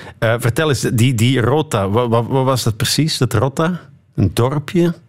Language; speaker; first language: Dutch; native; Dutch